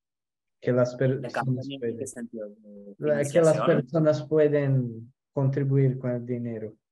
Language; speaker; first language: Spanish; non-native, local second language; Portuguese